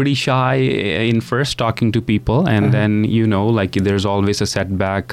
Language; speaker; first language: English; non-native, local second language; Punjabi